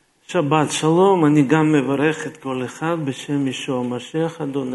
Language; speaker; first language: Hebrew; non-native, fluent; Russian